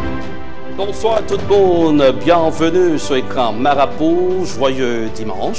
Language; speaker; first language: French; non-native, local second language; Haitian Creole